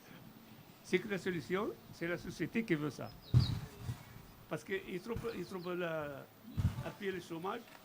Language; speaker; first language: French; non-native, fluent; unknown